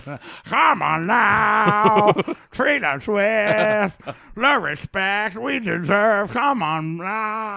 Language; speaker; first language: English; native; English